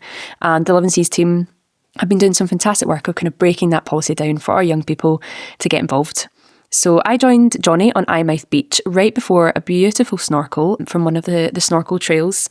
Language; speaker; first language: English; native; English